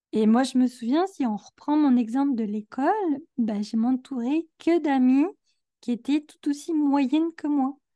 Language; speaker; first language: French; native; French